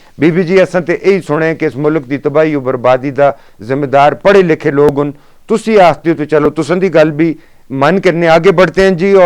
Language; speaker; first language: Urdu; non-native, local second language; Northern Hindko